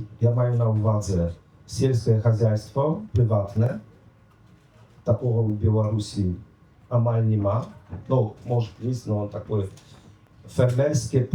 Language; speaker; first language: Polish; non-native, learner; Belarusian